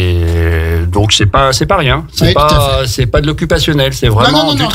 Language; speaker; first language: French; native; French